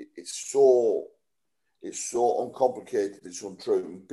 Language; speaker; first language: English; native; English